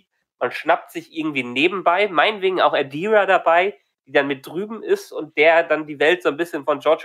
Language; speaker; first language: German; native; German